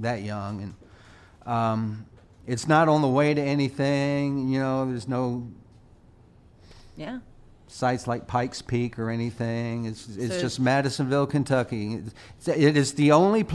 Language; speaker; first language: English; native; English